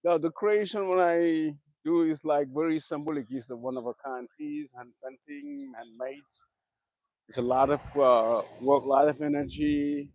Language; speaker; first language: English; non-native, learner; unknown